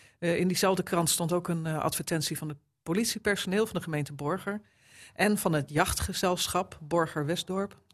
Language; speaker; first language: Dutch; native; Dutch